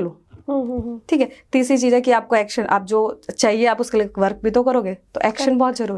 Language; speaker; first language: Hindi; native; Hindi